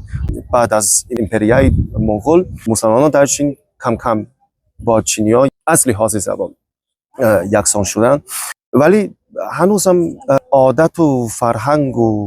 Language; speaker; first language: Persian; non-native, fluent; Chinese